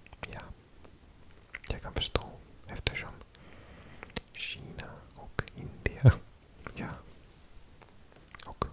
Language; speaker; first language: Swedish; non-native, learner; English